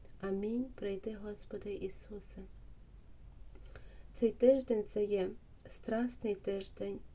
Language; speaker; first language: Ukrainian; native; Ukrainian